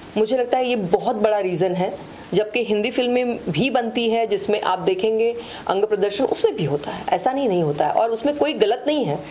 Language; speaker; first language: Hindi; non-native, local second language; Kannada